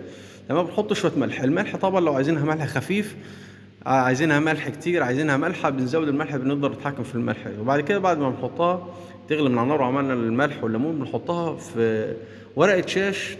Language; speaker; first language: Arabic; native; Arabic